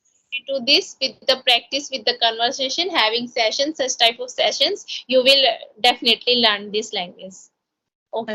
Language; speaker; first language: English; non-native, local second language; Hindi